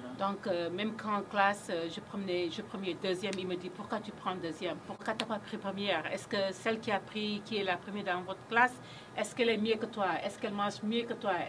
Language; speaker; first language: French; non-native, local second language; Wolof